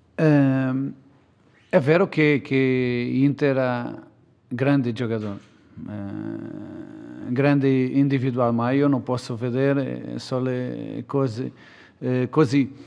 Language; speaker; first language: Italian; non-native, fluent; Portuguese